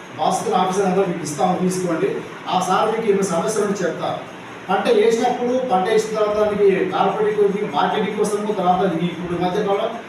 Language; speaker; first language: Telugu; native; Telugu